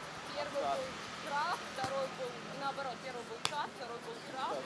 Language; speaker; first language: Russian; native; Russian